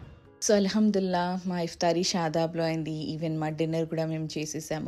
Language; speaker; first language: Telugu; non-native, local second language; Urdu